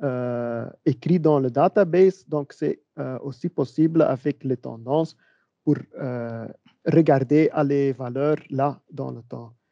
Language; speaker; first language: French; non-native, learner; Dutch